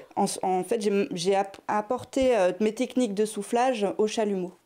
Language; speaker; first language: French; native; French